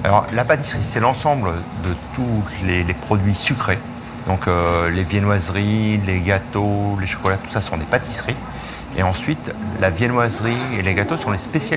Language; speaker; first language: French; native; French